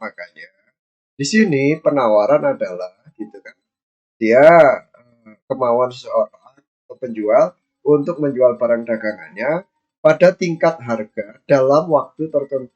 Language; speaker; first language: Indonesian; native; Indonesian